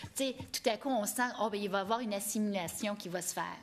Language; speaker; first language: French; non-native, fluent; English